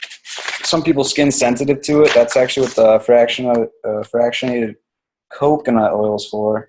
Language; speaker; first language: English; native; English